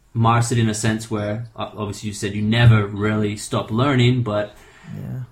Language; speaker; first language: English; non-native, fluent; Portuguese